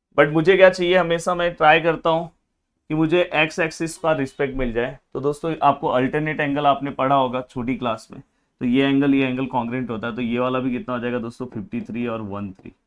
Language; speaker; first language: Hindi; non-native, local second language; Marathi